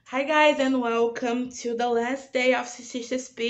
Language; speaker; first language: English; non-native, learner; Portuguese